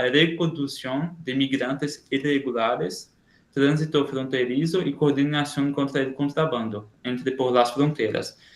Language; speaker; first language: Spanish; non-native, learner; Portuguese